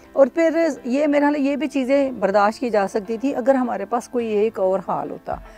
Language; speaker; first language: Urdu; non-native, local second language; Punjabi